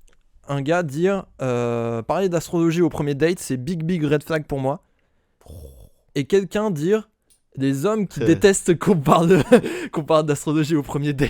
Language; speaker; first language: French; native; French